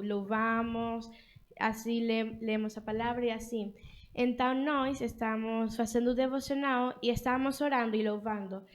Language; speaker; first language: Portuguese; early bilingual, other home language; Spanish